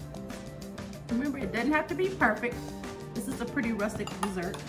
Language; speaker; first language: English; native; English